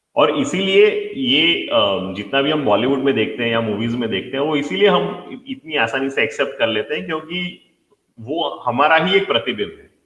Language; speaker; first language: Hindi; non-native, local second language; Gujarati